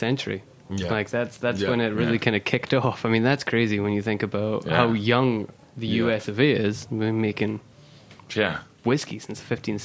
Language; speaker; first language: English; native; English